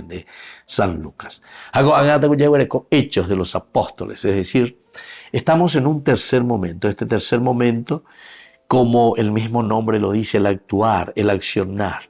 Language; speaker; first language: Spanish; native; Spanish